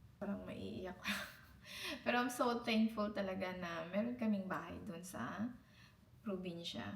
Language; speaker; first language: Filipino; non-native, local second language; Cebuano